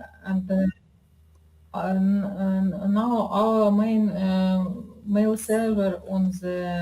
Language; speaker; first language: English; non-native, learner; Russian